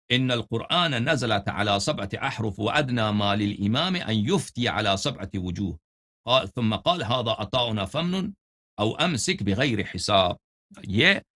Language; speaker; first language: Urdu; non-native, fluent; Persian